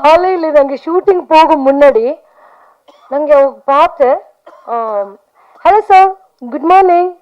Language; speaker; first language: Tamil; non-native, learner; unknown